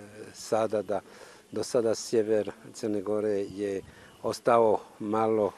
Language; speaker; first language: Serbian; non-native, fluent; French